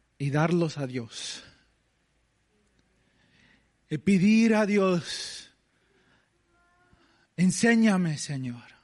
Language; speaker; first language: Spanish; early bilingual, heritage; English